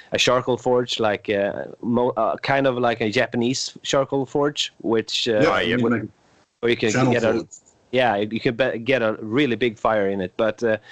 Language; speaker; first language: English; non-native, fluent; Swedish